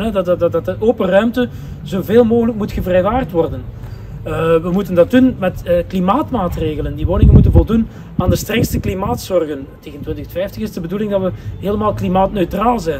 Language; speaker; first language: Dutch; native; Dutch